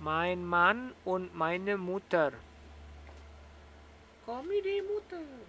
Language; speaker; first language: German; non-native, learner; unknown